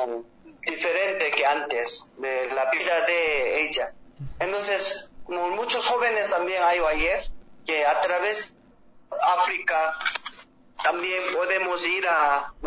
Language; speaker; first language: Spanish; non-native, learner; Korean